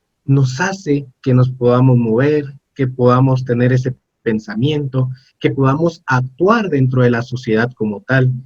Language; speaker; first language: Spanish; native; Spanish